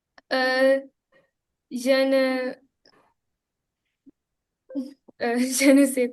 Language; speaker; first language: French; non-native, learner; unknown